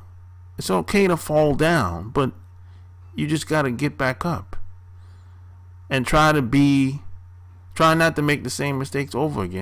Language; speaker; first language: English; native; English